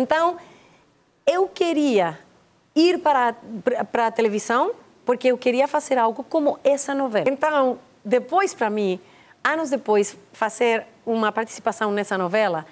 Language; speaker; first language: Portuguese; non-native, fluent; Spanish